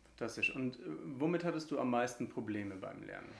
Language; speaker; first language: German; native; German